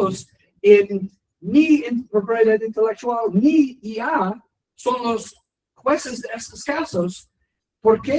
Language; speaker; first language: Spanish; non-native, learner; English